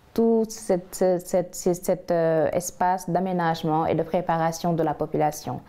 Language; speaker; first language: French; non-native, local second language; Wolof